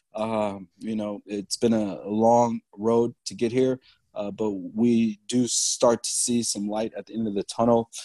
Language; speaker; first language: English; native; English